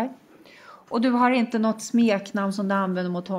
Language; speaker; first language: Swedish; native; Swedish